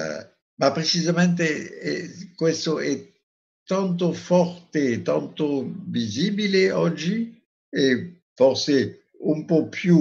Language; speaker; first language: Italian; non-native, fluent; French